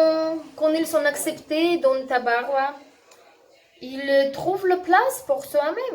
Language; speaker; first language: French; non-native, learner; Russian